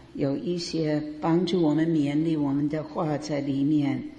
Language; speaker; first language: Chinese; native; Chinese